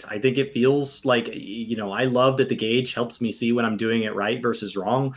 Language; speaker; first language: English; native; English